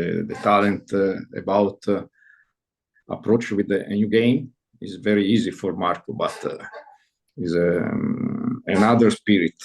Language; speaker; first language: English; non-native, learner; Italian